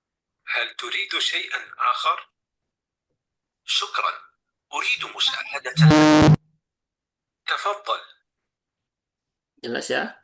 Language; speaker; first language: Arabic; non-native, fluent; Indonesian